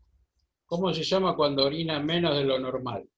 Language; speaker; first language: Spanish; native; Spanish